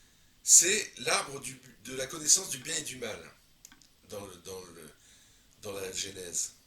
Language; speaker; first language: French; native; French